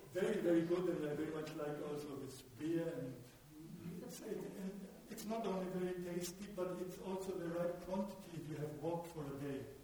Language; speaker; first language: English; non-native, fluent; German